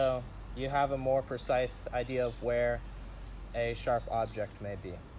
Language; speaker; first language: English; native; English